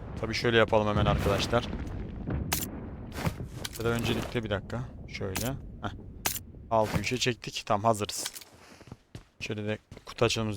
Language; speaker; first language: Turkish; native; Turkish